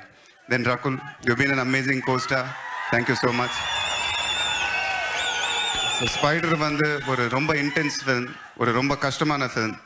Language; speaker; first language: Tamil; non-native, local second language; Telugu